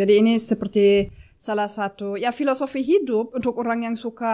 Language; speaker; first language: Indonesian; non-native, fluent; German